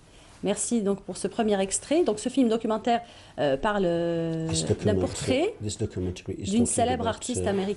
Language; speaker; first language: French; native; French